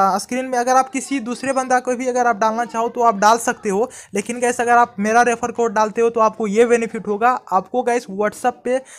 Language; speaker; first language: Hindi; non-native, local second language; Punjabi